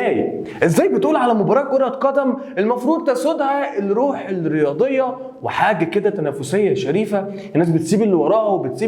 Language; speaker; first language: Arabic; native; Arabic